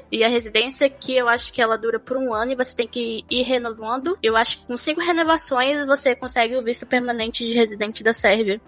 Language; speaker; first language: Portuguese; native; Portuguese